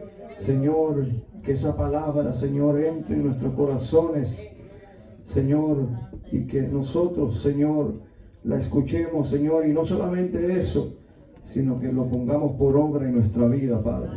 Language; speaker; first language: Spanish; native; Spanish